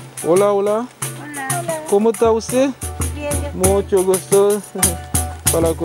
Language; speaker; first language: Spanish; non-native, learner; Haitian Creole